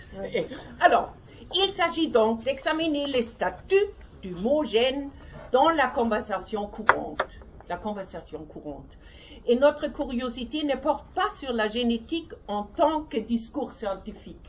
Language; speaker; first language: French; non-native, learner; German